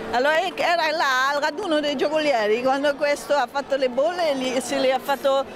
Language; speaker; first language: Italian; non-native, fluent; German